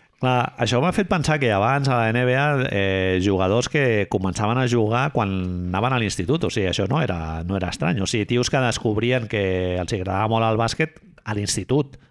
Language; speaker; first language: Catalan; native; Catalan